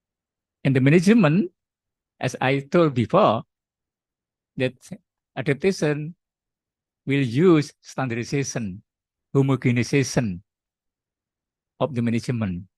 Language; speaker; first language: English; non-native, learner; Indonesian